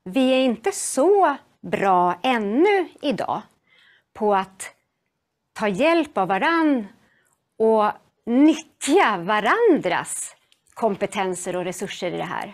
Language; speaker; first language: Swedish; native; Swedish